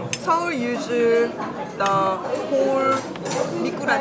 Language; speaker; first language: English; non-native, learner; Korean